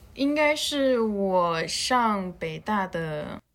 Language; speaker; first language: Chinese; non-native, fluent; Spanish